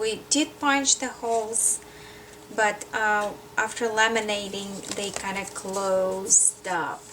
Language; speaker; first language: English; non-native, fluent; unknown